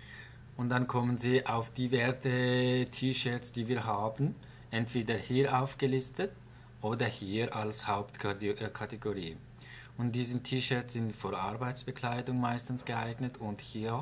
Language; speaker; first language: German; non-native, fluent; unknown